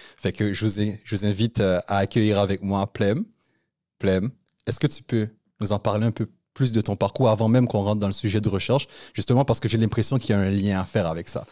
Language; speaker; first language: French; native; French